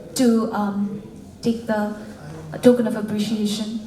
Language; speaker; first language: English; non-native, local second language; Nepali